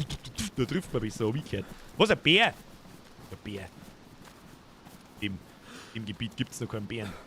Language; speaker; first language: German; native; German